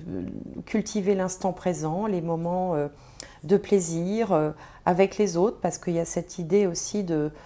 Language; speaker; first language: French; native; French